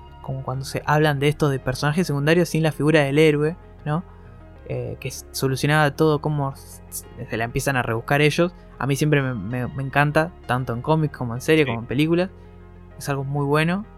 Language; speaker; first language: Spanish; native; Spanish